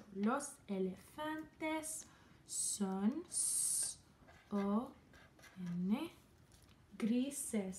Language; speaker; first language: Spanish; non-native, fluent; English